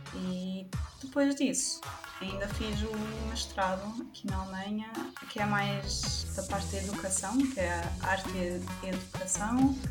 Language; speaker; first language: Portuguese; non-native, local second language; German